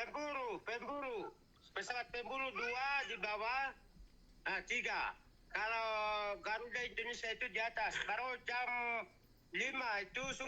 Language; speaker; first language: Indonesian; non-native, local second language; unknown